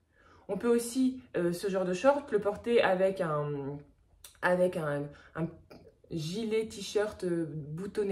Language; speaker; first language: French; native; French